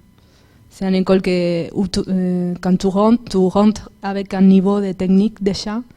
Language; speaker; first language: French; non-native, fluent; Spanish